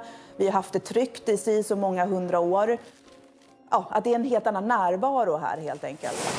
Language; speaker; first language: Swedish; native; Swedish